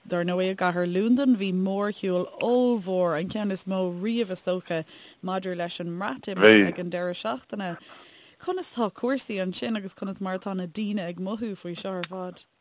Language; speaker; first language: Irish; native; Irish